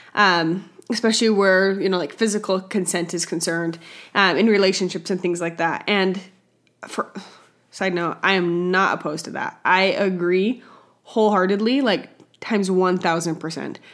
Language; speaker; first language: English; native; English